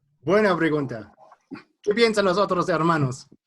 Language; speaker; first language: Spanish; non-native, fluent; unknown